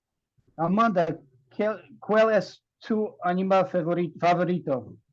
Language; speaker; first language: Spanish; non-native, learner; English